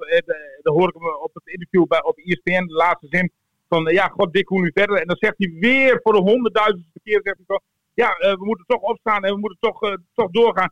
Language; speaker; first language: Dutch; native; Dutch